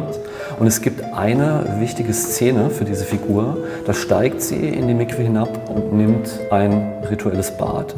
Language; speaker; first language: German; native; German